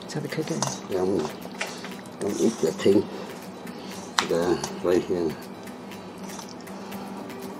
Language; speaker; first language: English; non-native, learner; Vietnamese